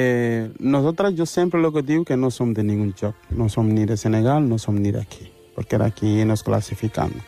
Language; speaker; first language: Catalan; non-native, local second language; Wolof